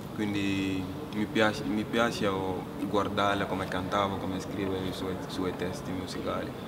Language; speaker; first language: Italian; non-native, fluent; Wolof